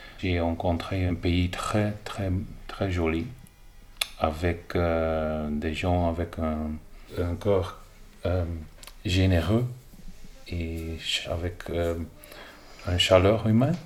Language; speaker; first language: French; non-native, local second language; Dutch